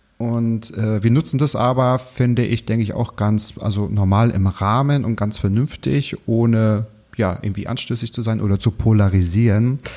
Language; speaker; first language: German; native; German